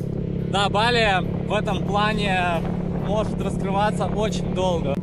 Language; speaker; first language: Russian; native; Russian